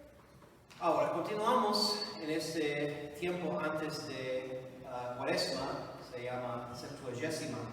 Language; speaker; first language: Spanish; non-native, fluent; English